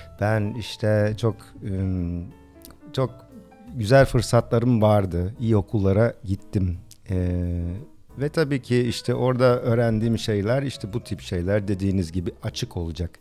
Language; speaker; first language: Turkish; early bilingual, other home language; English